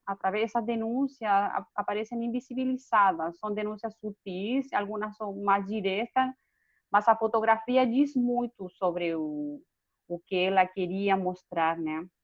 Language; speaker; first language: Portuguese; non-native, fluent; Spanish